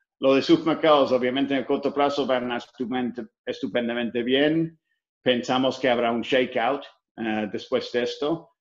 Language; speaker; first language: Spanish; non-native, fluent; English